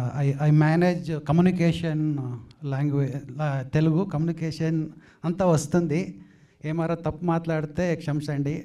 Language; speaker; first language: Telugu; non-native, learner; Kannada